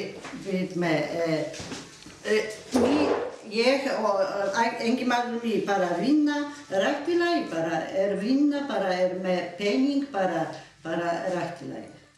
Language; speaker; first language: Icelandic; non-native, learner; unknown